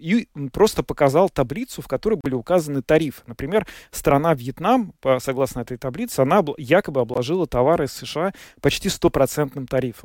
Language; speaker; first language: Russian; native; Russian